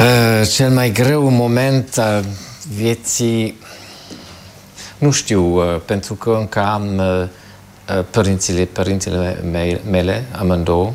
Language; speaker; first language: Romanian; non-native, fluent; German